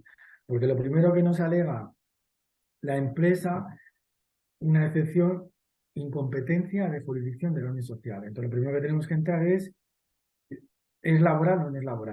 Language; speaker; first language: Spanish; native; Spanish